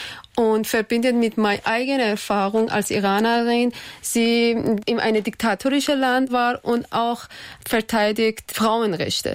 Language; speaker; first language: German; non-native, learner; Persian